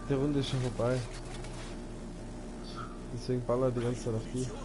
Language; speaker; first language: German; native; German